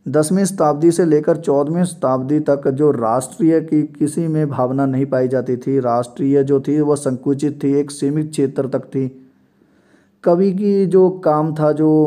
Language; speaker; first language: Hindi; non-native, local second language; Punjabi